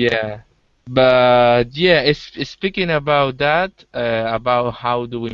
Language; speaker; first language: English; non-native, learner; Spanish